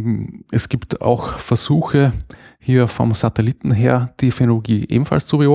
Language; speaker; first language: German; native; German